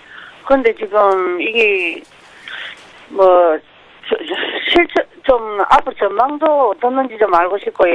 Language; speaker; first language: Korean; native; Korean